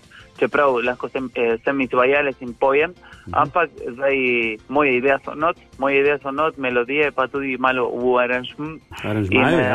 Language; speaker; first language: Slovenian; non-native, fluent; Spanish